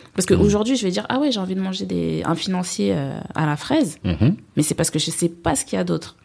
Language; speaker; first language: French; native; French